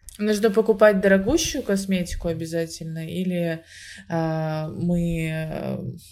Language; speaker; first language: Russian; native; Russian